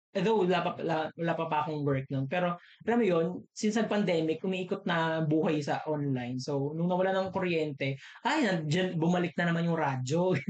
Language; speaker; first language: Filipino; non-native, local second language; Bikol